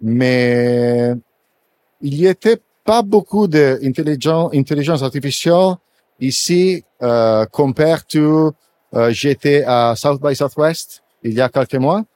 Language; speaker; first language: French; non-native, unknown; Italian